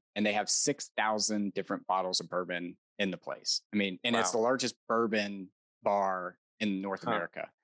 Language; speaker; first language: English; native; English